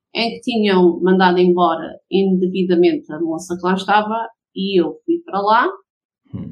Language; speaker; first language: Portuguese; early bilingual, heritage; Portuguese